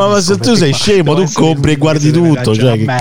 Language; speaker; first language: Italian; native; Italian